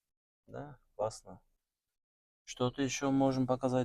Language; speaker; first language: Russian; non-native, learner; Kyrgyz